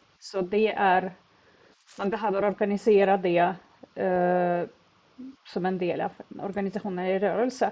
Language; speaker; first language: Swedish; non-native, fluent; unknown